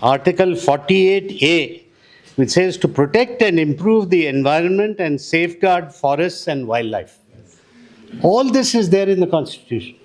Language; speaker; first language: English; non-native, local second language; Telugu